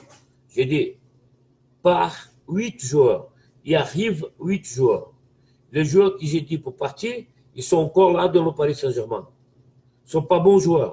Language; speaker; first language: French; non-native, fluent; Portuguese